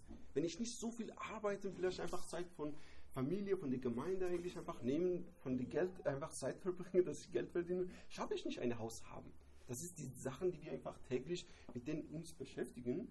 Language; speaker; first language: German; non-native, learner; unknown